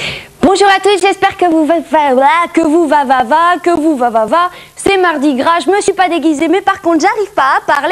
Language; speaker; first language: French; native; French